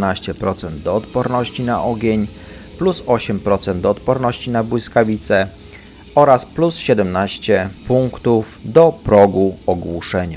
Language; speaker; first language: Polish; native; Polish